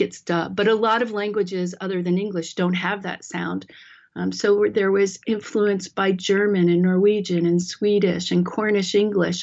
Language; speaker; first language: English; native; English